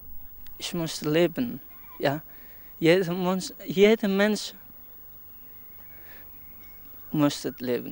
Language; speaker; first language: German; non-native, learner; Persian